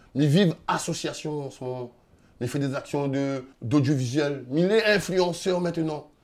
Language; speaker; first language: French; non-native, local second language; Réunion Creole French